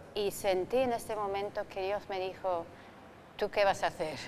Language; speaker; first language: Spanish; non-native, fluent; English